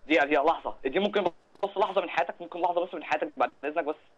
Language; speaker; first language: Arabic; native; Arabic